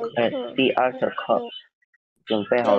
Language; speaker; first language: Chinese; non-native, learner; Indonesian